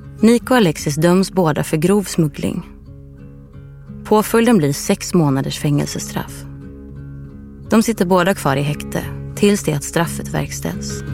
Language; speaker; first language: Swedish; native; Swedish